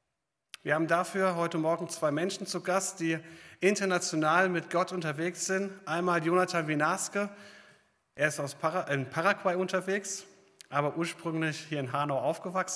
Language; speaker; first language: German; native; German